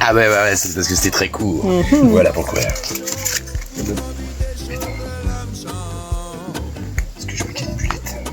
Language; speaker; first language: French; native; French